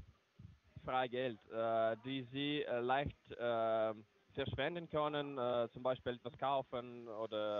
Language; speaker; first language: German; non-native, learner; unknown